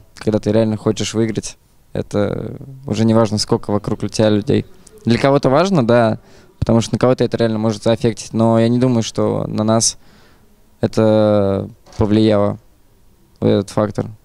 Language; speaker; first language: Russian; native; Russian